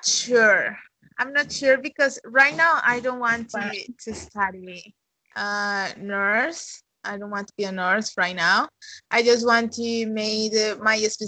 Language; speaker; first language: English; non-native, fluent; Spanish